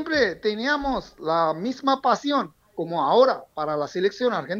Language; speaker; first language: Spanish; non-native, fluent; Bangla